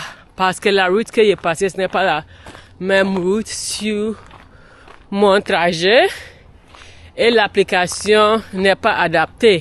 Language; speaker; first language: French; non-native, learner; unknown